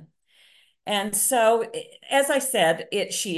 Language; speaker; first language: English; native; English